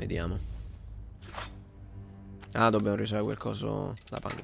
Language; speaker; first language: Italian; native; Italian